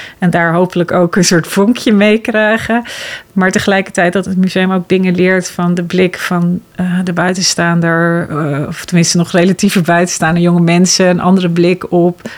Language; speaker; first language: Dutch; native; Dutch